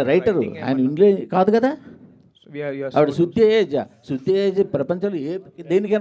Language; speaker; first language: Telugu; native; Telugu